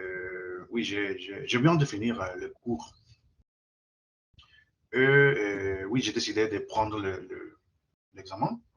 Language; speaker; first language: French; non-native, fluent; Spanish